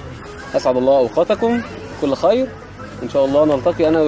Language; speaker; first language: Arabic; native; Arabic